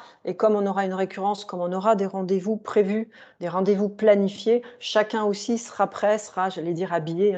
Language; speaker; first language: French; native; French